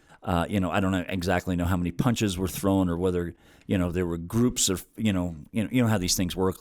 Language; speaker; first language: English; native; English